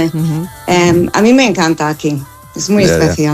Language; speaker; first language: Spanish; non-native, fluent; English